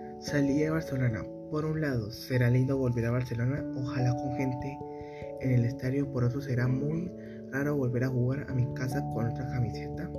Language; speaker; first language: Spanish; native; Spanish